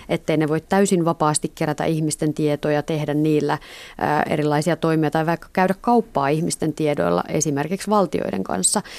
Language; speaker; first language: Finnish; native; Finnish